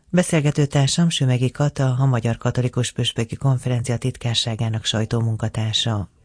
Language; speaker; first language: Hungarian; native; Hungarian